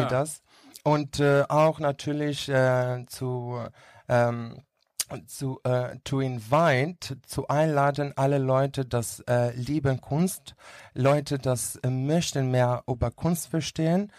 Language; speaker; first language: German; non-native, learner; Greek